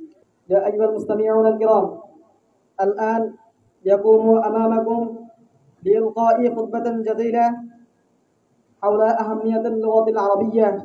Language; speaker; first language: Arabic; non-native, fluent; Bangla